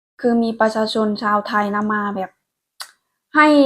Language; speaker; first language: Thai; non-native, local second language; Lao